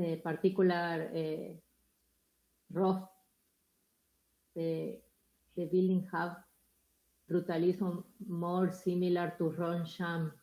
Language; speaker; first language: English; non-native, learner; Spanish